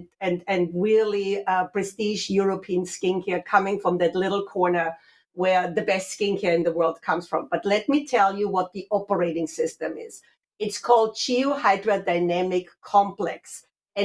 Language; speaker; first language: English; non-native, fluent; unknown